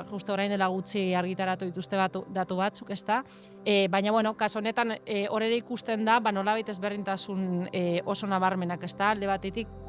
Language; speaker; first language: Basque; non-native, local second language; Spanish